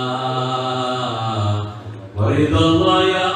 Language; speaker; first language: Indonesian; native; Indonesian